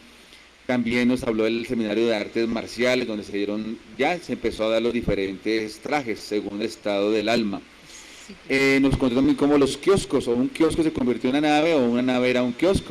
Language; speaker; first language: Spanish; native; Spanish